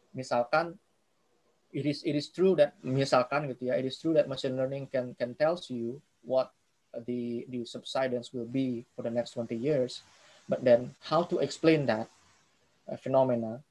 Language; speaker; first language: English; non-native, fluent; Indonesian